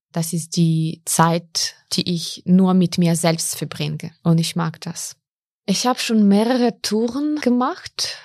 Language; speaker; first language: German; non-native, fluent; Ukrainian